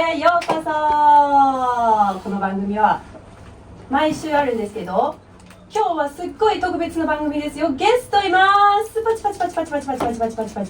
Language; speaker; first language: Japanese; non-native, fluent; English